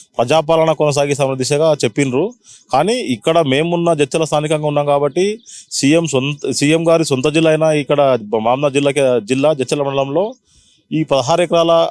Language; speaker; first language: Telugu; native; Telugu